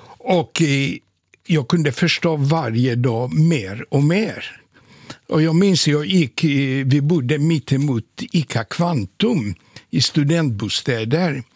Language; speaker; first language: Swedish; non-native, fluent; Polish